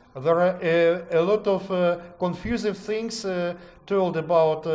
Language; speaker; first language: English; non-native, fluent; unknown